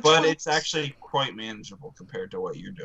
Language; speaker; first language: English; native; English